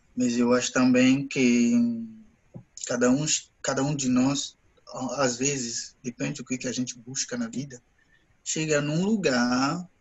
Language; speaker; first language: Portuguese; non-native, fluent; Ewe